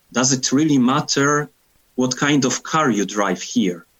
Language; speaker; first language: English; non-native, fluent; Polish